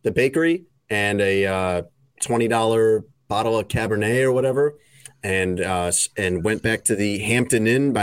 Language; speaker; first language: English; native; English